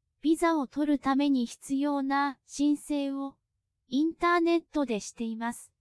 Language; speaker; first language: Japanese; non-native, fluent; Cantonese